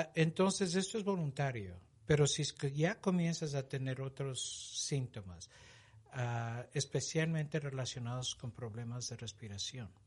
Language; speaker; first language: Spanish; native; Spanish